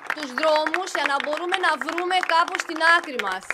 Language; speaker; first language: Greek; non-native, fluent; Romanian